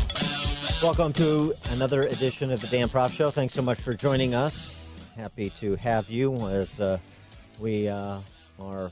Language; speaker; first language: English; native; English